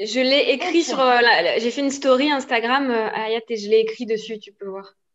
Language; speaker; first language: French; native; French